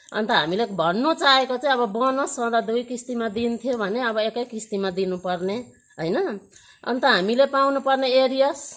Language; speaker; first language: Nepali; native; Nepali